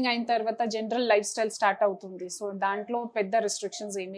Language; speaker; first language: Telugu; non-native, fluent; Hindi